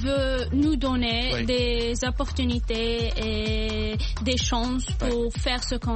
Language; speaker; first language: French; non-native, local second language; Arabic